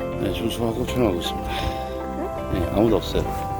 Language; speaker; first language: Korean; native; Korean